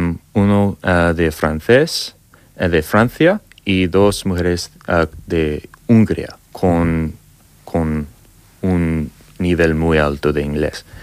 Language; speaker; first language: Spanish; non-native, learner; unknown